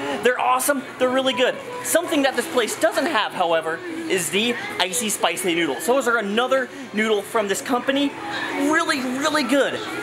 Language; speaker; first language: English; native; English